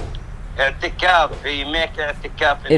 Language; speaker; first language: English; non-native, learner; Arabic